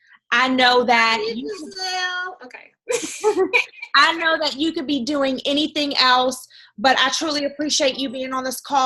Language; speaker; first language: English; native; English